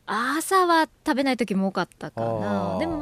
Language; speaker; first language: Japanese; native; Japanese